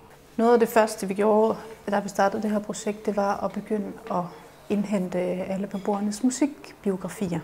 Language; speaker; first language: Danish; native; Danish